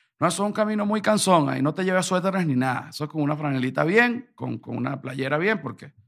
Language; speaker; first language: Spanish; native; Spanish